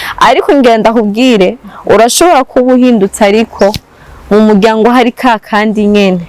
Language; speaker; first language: Rundi; non-native, local second language; Swahili